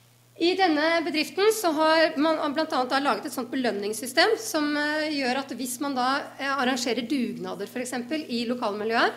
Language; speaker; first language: Norwegian; native; Norwegian